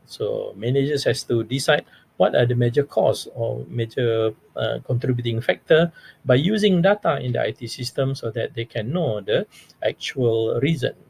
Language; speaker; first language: English; non-native, local second language; Malay